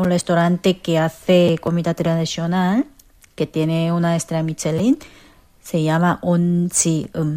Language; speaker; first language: Spanish; non-native, learner; Korean